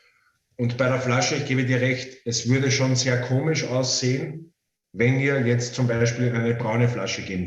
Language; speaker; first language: German; native; German